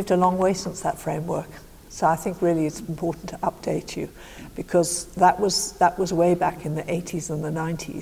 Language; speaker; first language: English; native; English